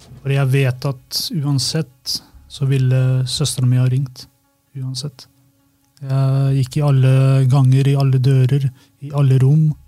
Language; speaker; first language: Norwegian; early bilingual, other home language; Albanian